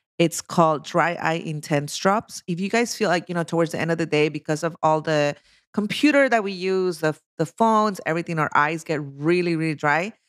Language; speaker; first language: English; non-native, fluent; Spanish